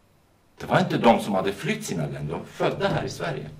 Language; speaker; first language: Swedish; non-native, fluent; Kurdish